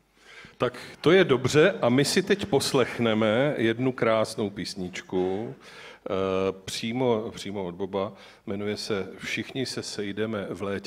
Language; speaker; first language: Czech; native; Czech